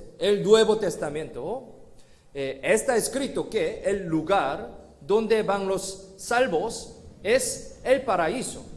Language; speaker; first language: Spanish; non-native, fluent; Korean